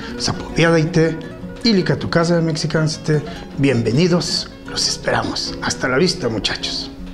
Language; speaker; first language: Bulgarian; non-native, fluent; Spanish